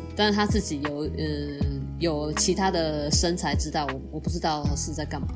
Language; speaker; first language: Chinese; native; Chinese